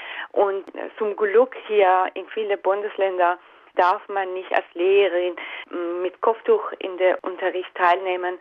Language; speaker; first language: German; non-native, fluent; Persian